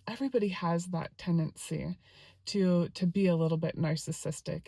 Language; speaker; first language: English; native; English